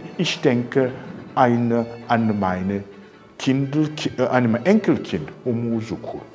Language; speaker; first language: German; non-native, fluent; Rundi